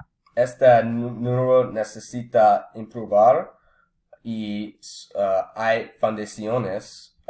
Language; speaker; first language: Spanish; non-native, learner; English